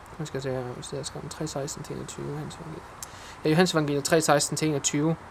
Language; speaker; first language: Danish; native; Danish